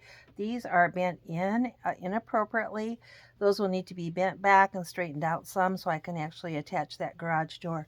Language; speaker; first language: English; native; English